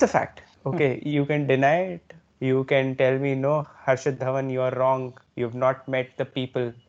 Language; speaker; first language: English; non-native, local second language; Hindi